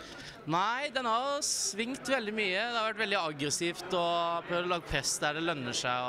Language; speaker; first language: Norwegian; native; Norwegian